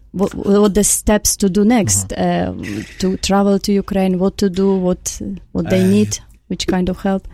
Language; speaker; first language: English; non-native, fluent; Ukrainian